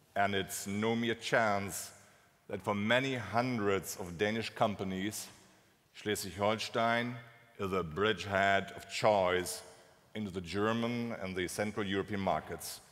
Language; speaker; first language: English; non-native, fluent; German